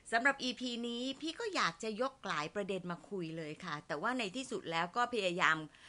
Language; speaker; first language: Thai; native; Thai